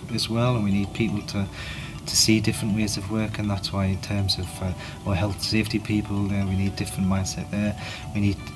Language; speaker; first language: English; native; English